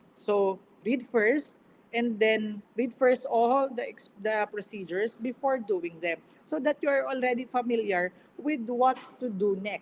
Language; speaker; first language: English; non-native, local second language; Filipino